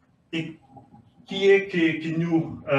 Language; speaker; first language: French; non-native, learner; Portuguese